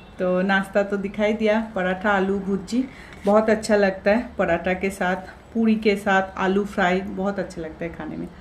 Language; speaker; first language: Hindi; non-native, local second language; Bangla